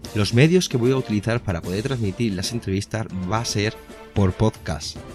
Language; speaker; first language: Spanish; native; Spanish